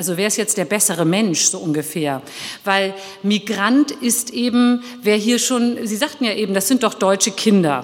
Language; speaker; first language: German; early bilingual, other home language; Turkish